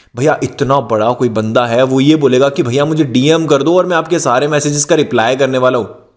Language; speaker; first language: Hindi; native; Hindi